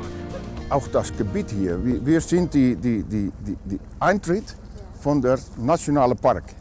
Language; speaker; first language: German; non-native, learner; Dutch